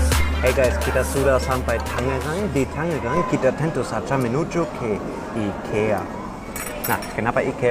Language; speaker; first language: Indonesian; non-native, fluent; German